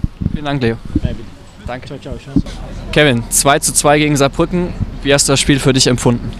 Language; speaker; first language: German; native; German